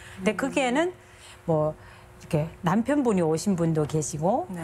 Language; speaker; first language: Korean; non-native, fluent; Chinese